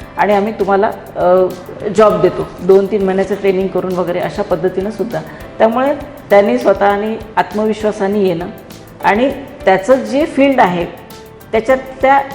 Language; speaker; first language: Marathi; native; Marathi